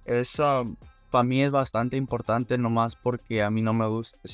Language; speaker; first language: Spanish; early bilingual, heritage; Spanish